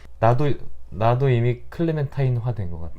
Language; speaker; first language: Korean; native; Korean